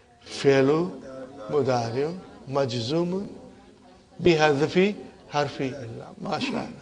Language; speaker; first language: Arabic; non-native, fluent; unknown